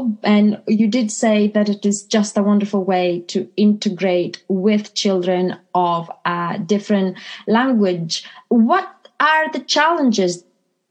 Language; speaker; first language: English; non-native, fluent; Greek